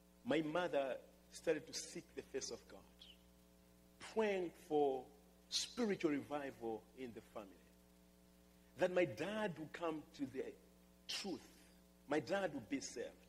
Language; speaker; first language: English; non-native, local second language; Nyanja